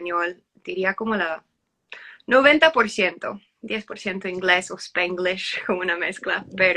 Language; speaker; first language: Spanish; early bilingual, heritage; English